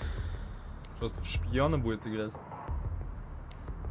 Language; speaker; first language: Russian; native; Russian